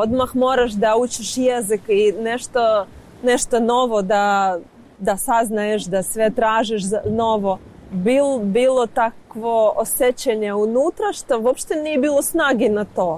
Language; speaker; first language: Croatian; non-native, learner; Ukrainian